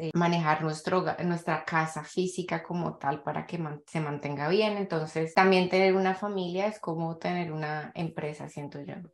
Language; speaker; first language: Spanish; native; Spanish